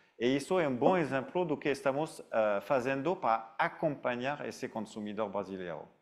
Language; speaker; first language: Portuguese; non-native, fluent; French